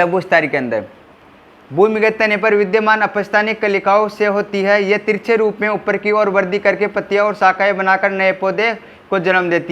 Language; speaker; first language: Hindi; native; Hindi